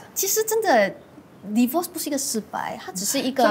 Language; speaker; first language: Chinese; native; Chinese